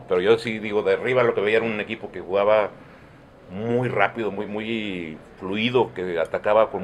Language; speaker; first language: Spanish; native; Spanish